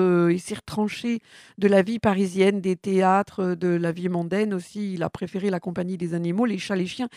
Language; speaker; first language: French; native; French